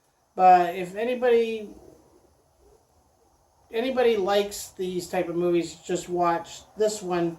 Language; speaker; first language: English; native; English